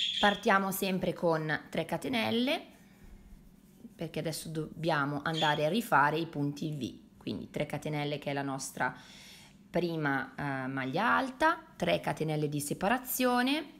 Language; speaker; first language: Italian; native; Italian